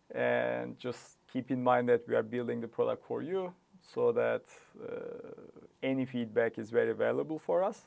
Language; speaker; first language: English; non-native, fluent; Turkish